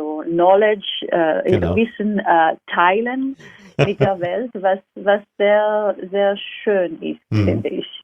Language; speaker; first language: German; non-native, fluent; Hebrew